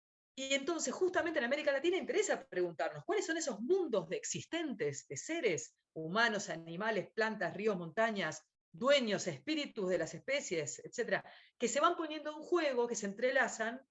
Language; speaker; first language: Spanish; native; Spanish